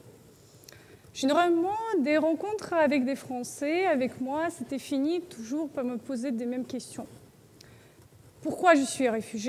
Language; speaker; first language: French; non-native, learner; Russian